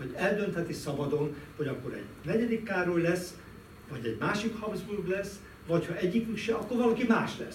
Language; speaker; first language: Hungarian; native; Hungarian